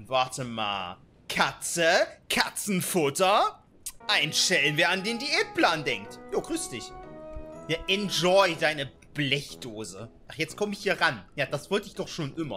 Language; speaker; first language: German; native; German